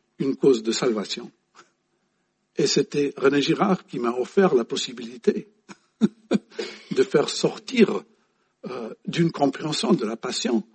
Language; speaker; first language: French; non-native, fluent; English